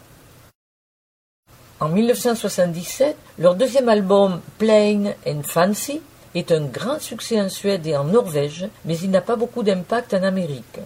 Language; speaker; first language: French; native; French